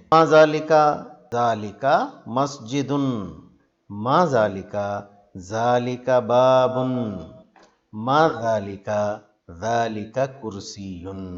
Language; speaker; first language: Urdu; native; Urdu